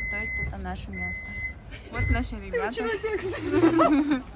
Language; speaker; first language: Russian; native; Russian